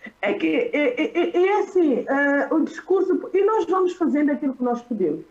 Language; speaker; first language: Portuguese; non-native, local second language; Tsonga